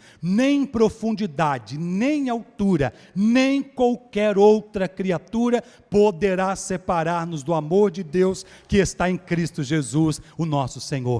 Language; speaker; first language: Portuguese; native; Portuguese